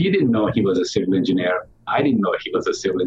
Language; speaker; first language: English; non-native, local second language; Telugu